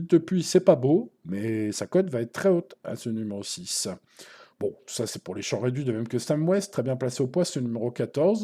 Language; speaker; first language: French; native; French